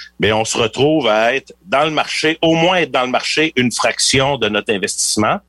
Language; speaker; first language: French; native; French